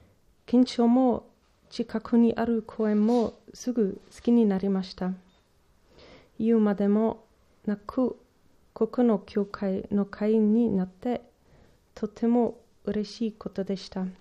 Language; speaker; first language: Japanese; non-native, learner; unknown